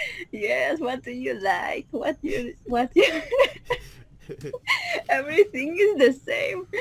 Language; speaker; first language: English; non-native, learner; Spanish